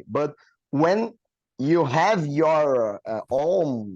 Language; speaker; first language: English; non-native, learner; Portuguese